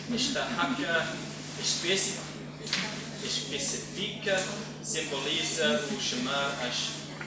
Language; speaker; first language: Portuguese; non-native, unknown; English